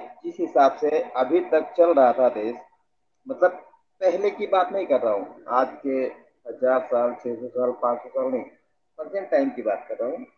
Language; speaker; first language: Hindi; native; Hindi